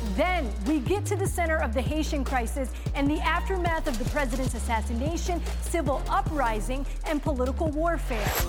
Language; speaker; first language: English; non-native, fluent; Somali